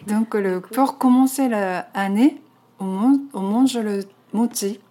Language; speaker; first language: French; non-native, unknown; Japanese